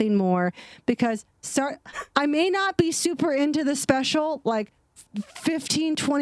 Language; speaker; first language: English; native; English